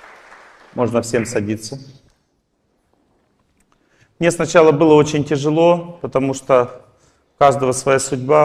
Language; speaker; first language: Russian; native; Russian